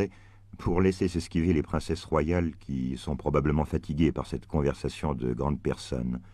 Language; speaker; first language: French; native; French